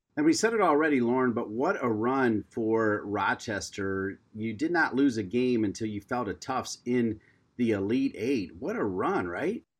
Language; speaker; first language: English; native; English